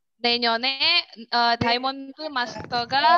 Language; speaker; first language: Korean; non-native, learner; Indonesian